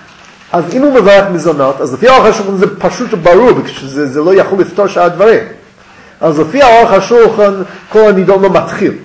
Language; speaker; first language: Hebrew; non-native, fluent; English